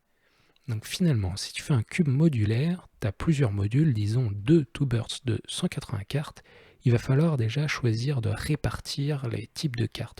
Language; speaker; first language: French; native; French